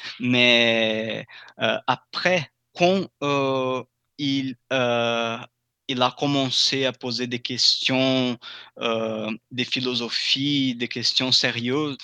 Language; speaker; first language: French; non-native, fluent; Portuguese